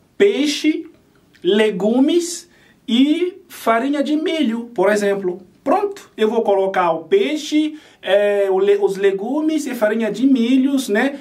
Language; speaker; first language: Portuguese; non-native, fluent; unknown